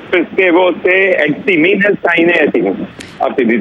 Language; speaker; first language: Greek; non-native, learner; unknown